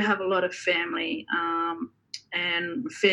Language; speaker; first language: English; native; English